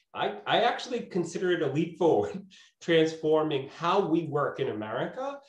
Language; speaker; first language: English; native; English